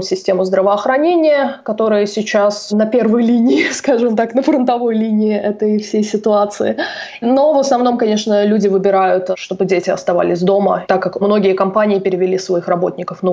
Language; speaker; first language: Russian; native; Russian